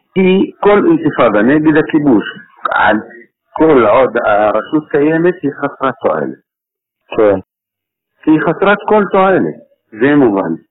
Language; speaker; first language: Hebrew; non-native, fluent; Arabic